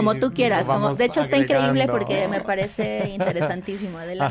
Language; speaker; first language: Spanish; native; Spanish